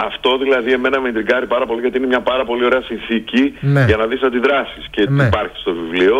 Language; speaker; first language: Greek; native; Greek